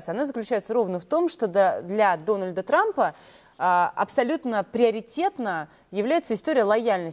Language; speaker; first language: Russian; native; Russian